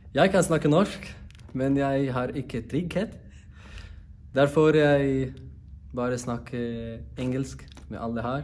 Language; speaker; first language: Norwegian; non-native, learner; Portuguese